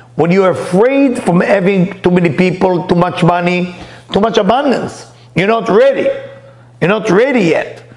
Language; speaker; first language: English; non-native, fluent; Hebrew